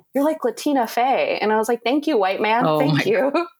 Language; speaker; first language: English; native; English